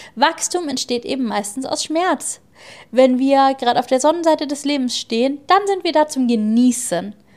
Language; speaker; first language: German; native; German